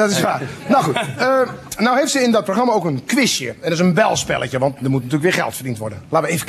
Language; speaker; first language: Dutch; native; Dutch